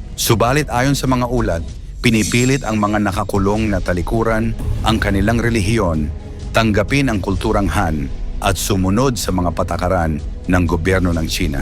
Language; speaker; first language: Filipino; native; Filipino